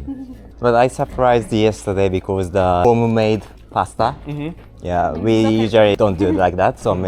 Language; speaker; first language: English; non-native, learner; Japanese